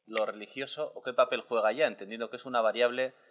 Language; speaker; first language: Spanish; native; Spanish